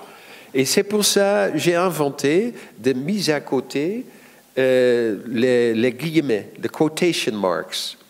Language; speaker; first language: French; non-native, fluent; Dutch